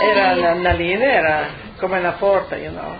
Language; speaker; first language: Italian; native; Italian